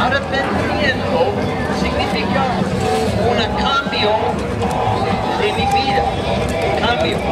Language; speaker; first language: Spanish; non-native, learner; English